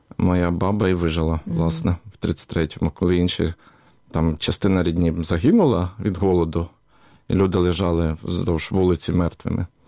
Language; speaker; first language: Ukrainian; native; Ukrainian